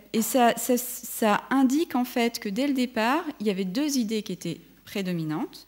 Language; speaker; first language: French; native; French